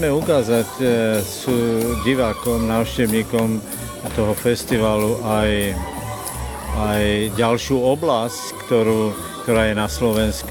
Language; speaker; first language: Slovak; native; Slovak